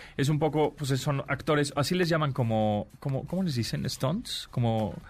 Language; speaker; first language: Spanish; native; Spanish